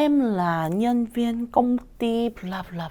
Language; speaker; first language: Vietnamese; non-native, fluent; Korean